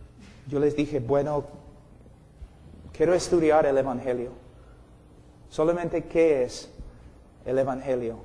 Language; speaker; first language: Spanish; non-native, fluent; English